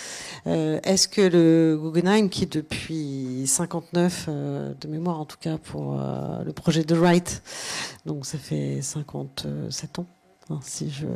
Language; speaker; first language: French; native; French